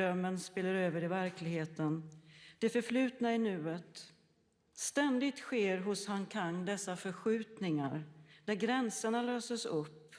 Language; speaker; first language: Swedish; native; Swedish